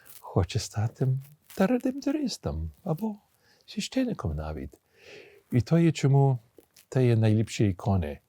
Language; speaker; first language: Ukrainian; early bilingual, heritage; English